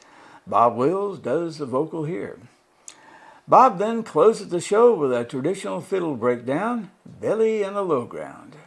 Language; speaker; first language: English; native; English